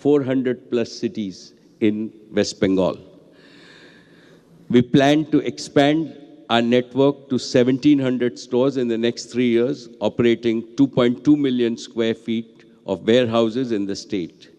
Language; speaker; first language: English; non-native, local second language; Gujarati